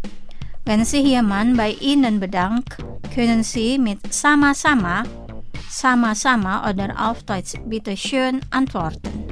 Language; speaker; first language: German; non-native, fluent; Indonesian